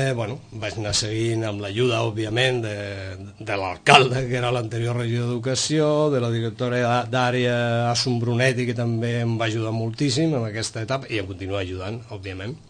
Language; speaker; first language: Catalan; non-native, local second language; Spanish